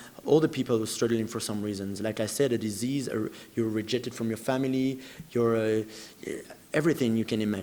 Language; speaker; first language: English; non-native, fluent; French